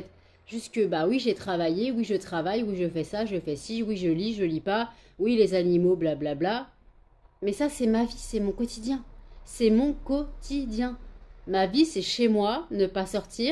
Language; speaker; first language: French; native; French